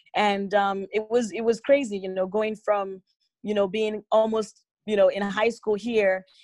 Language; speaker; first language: English; non-native, local second language; Igbo